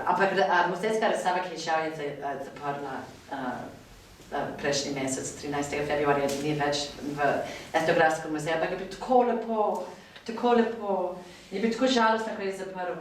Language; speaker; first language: Slovenian; non-native, fluent; English